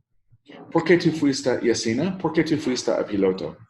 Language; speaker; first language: Spanish; non-native, learner; English